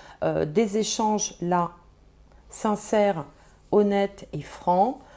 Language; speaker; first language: French; native; French